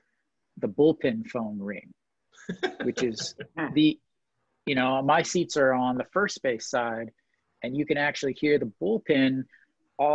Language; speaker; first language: English; native; English